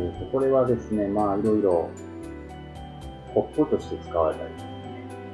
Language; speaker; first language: Japanese; native; Japanese